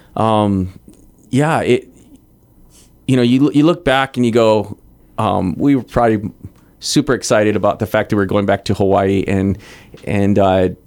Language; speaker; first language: English; native; English